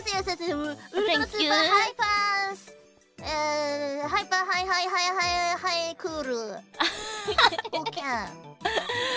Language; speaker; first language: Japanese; native; Japanese